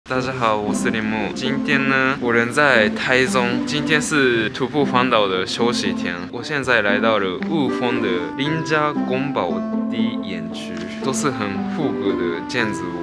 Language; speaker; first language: Chinese; early bilingual, heritage; Chinese